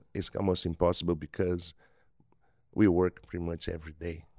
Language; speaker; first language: English; non-native, learner; Portuguese